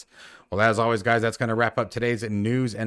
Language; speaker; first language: English; native; English